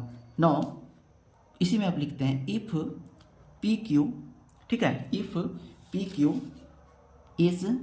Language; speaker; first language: Hindi; native; Hindi